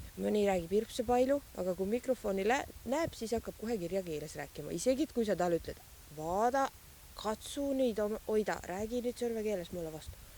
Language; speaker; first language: Estonian; native; Estonian